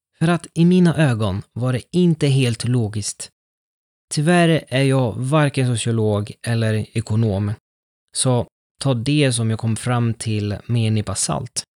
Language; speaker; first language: Swedish; non-native, fluent; Italian